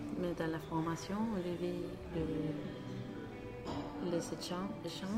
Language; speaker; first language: French; non-native, learner; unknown